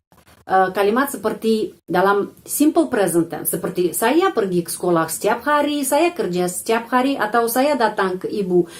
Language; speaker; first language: Indonesian; non-native, fluent; Russian